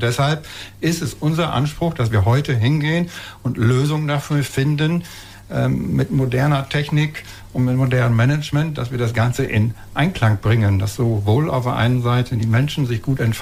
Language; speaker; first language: German; native; German